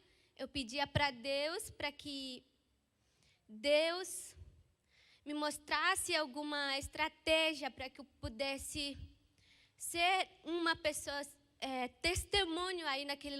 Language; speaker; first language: Portuguese; non-native, local second language; Ticuna